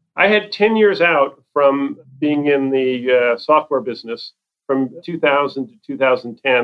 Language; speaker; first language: English; native; English